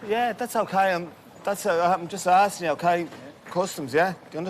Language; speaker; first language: English; native; English